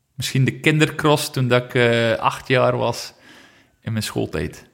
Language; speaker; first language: Dutch; native; Dutch